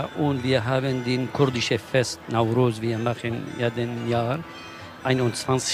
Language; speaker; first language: German; non-native, learner; Kurdish